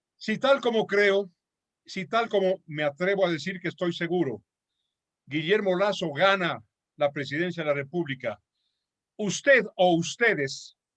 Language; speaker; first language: Spanish; native; Spanish